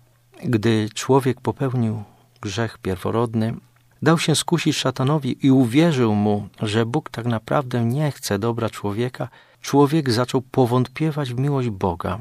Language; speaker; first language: Polish; native; Polish